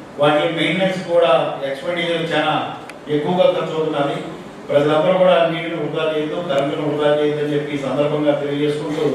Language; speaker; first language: Telugu; native; Telugu